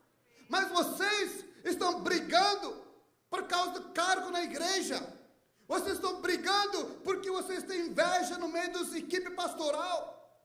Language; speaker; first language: Portuguese; non-native, fluent; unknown